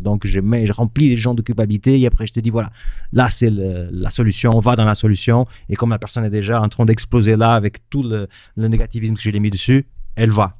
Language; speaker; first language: French; non-native, fluent; Portuguese